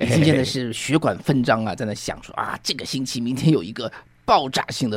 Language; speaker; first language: Chinese; native; Chinese